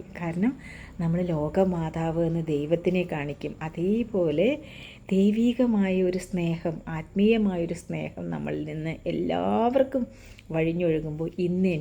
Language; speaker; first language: Malayalam; native; Malayalam